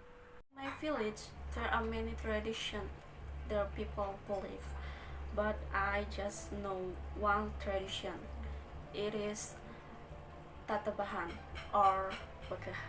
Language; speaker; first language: English; non-native, learner; Balinese